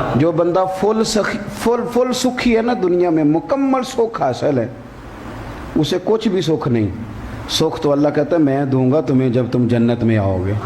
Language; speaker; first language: Urdu; non-native, local second language; Punjabi